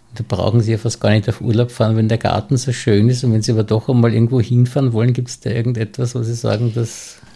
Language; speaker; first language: German; native; German